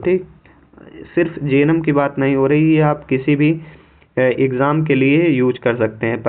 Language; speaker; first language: Hindi; native; Hindi